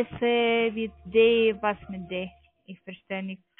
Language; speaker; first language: German; non-native, learner; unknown